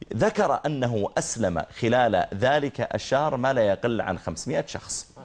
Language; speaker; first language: Arabic; native; Arabic